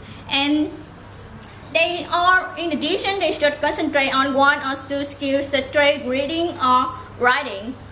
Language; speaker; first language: English; non-native, learner; Vietnamese